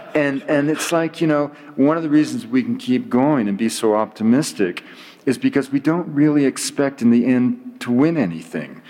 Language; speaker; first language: English; native; English